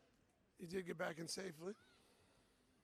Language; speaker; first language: English; native; English